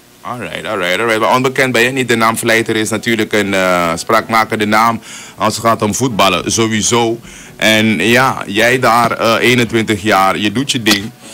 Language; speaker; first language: Dutch; native; Dutch